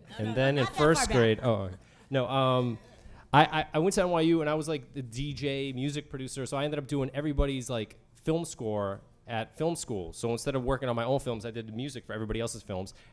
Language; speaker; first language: English; native; English